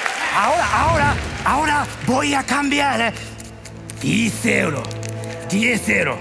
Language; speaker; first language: Spanish; non-native, learner; Japanese